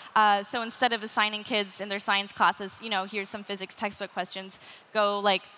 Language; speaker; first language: English; native; English